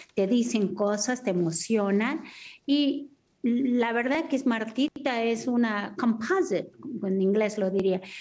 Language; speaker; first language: Spanish; early bilingual, heritage; Spanish